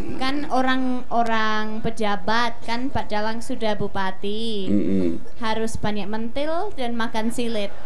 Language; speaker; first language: Indonesian; non-native, fluent; English